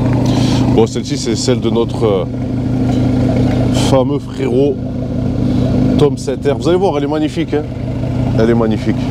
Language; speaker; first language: French; native; French